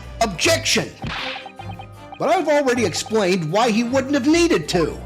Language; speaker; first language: English; native; English